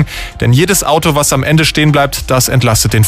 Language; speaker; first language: German; native; German